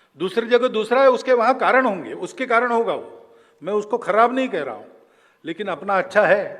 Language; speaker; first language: Hindi; non-native, local second language; Marathi